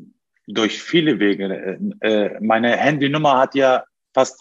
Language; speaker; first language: German; non-native, learner; Turkish